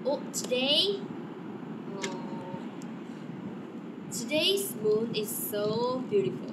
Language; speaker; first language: English; non-native, learner; Korean